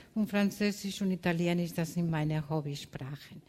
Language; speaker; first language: German; non-native, fluent; Spanish